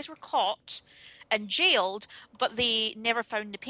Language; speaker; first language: English; native; English